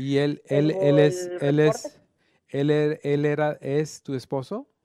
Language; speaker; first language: Spanish; early bilingual, other home language; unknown